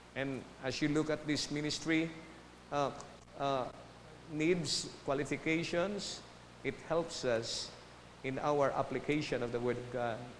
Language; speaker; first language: English; non-native, local second language; Filipino